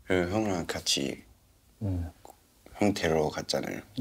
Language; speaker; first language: Korean; non-native, fluent; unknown